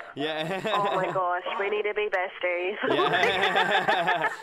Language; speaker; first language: English; non-native, local second language; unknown